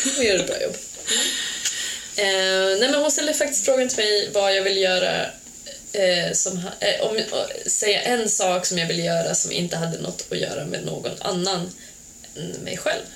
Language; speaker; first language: Swedish; early bilingual, other home language; Hungarian